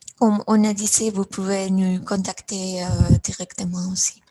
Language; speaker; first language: French; non-native, fluent; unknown